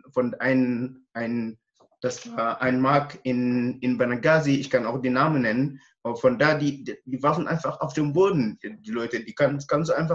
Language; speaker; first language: German; non-native, learner; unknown